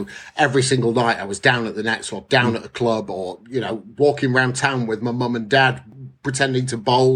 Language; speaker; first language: English; native; English